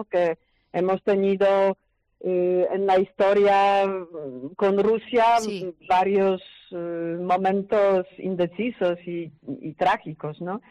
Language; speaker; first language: Spanish; non-native, fluent; Polish